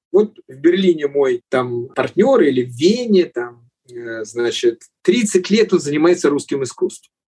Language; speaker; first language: Russian; native; Russian